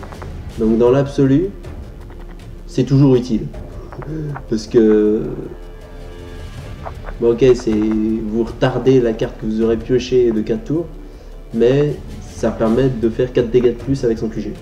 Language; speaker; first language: French; native; French